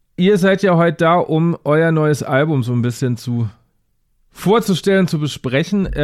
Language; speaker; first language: German; native; German